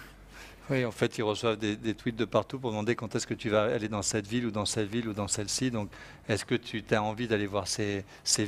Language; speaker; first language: French; native; French